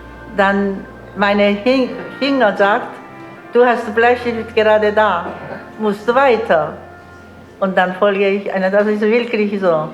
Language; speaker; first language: German; non-native, fluent; Korean